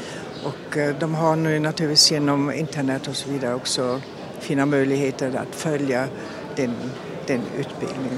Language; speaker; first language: Swedish; non-native, fluent; German